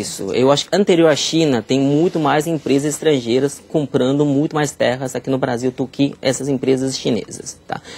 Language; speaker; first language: Portuguese; non-native, fluent; Chinese